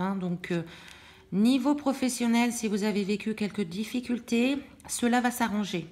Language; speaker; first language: French; native; French